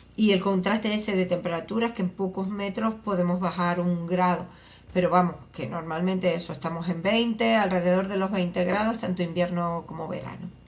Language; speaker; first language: Spanish; native; Spanish